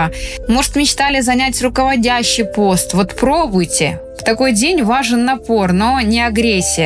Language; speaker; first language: Russian; native; Russian